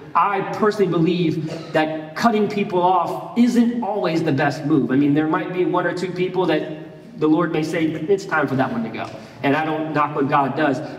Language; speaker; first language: English; native; English